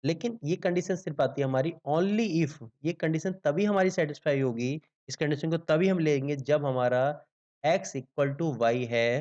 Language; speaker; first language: Hindi; native; Hindi